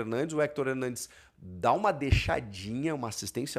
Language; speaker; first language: Portuguese; native; Portuguese